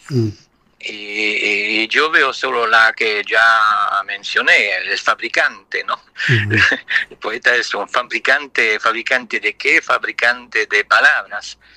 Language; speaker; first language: Spanish; non-native, fluent; Italian